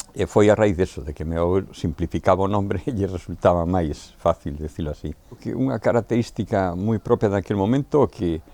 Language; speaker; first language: Galician; native; Galician